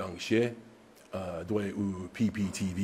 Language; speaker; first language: Chinese; non-native, learner; English